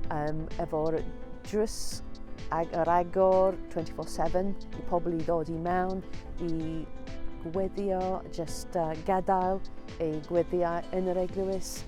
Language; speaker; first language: Welsh; non-native, fluent; English